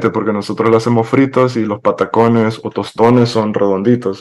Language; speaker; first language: Spanish; native; Spanish